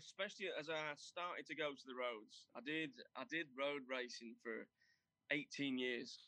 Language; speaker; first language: English; native; English